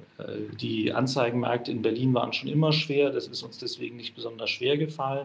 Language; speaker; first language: German; native; German